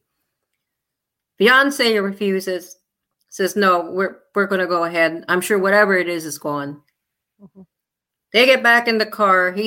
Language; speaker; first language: English; non-native, local second language; Filipino